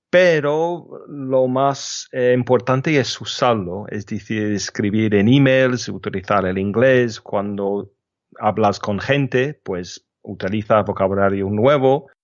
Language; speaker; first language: Spanish; non-native, fluent; English